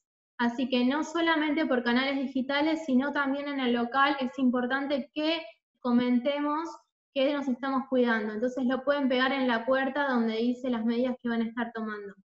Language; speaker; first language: Spanish; native; Spanish